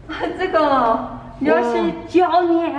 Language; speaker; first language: Chinese; non-native, learner; Filipino